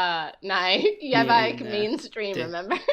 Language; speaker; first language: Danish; non-native, fluent; English